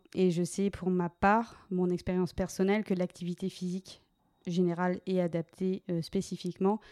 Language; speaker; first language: French; native; French